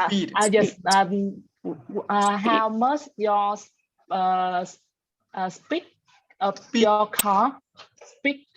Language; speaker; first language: English; non-native, learner; Vietnamese